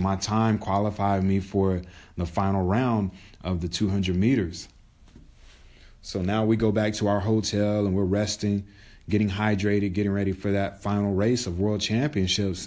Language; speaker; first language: English; native; English